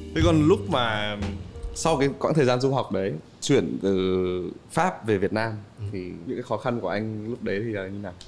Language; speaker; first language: Vietnamese; native; Vietnamese